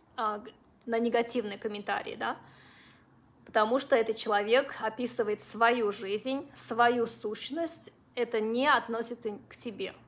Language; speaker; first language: Russian; non-native, local second language; Uzbek